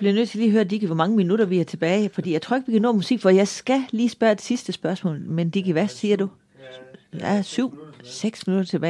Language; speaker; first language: Danish; native; Danish